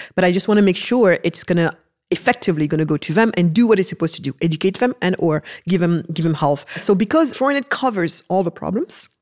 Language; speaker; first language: English; early bilingual, other home language; Wolof